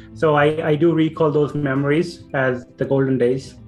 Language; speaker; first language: English; non-native, local second language; Punjabi